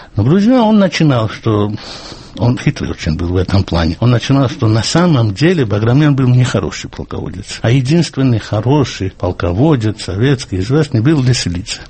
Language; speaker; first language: Russian; non-native, local second language; Georgian